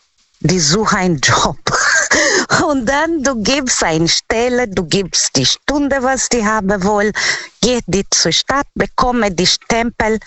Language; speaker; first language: German; non-native, learner; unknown